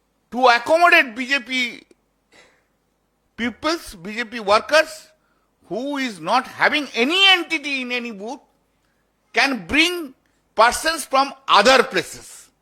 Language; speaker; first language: English; non-native, local second language; Bangla